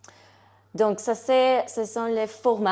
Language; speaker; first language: French; non-native, fluent; Spanish